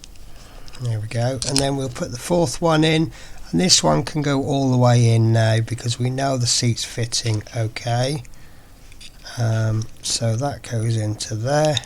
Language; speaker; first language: English; native; English